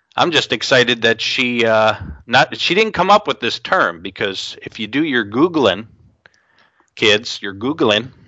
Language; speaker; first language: English; native; English